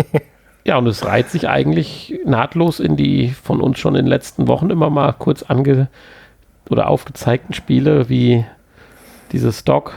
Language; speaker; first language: German; native; German